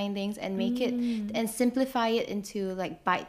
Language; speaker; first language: English; non-native, local second language; Chinese